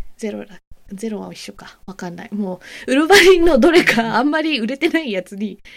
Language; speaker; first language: Japanese; native; Japanese